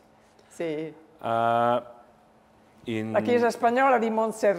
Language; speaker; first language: Italian; native; Italian